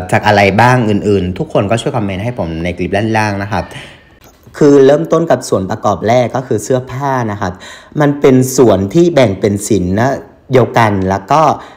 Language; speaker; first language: Thai; non-native, fluent; Vietnamese